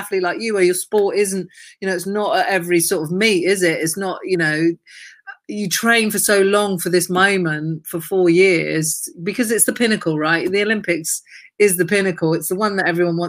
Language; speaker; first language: English; native; English